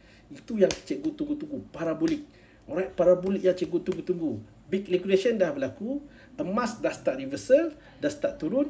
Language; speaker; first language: Malay; native; Malay